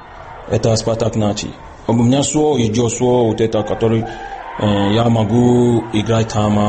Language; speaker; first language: Russian; non-native, learner; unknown